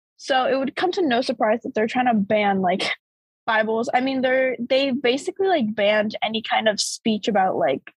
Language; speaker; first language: English; early bilingual, other home language; Bulgarian